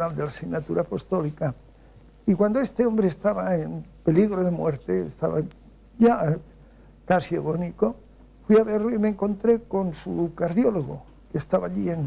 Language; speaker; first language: Spanish; native; Spanish